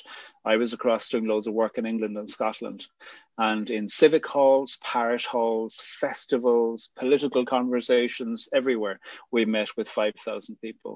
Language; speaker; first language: English; native; English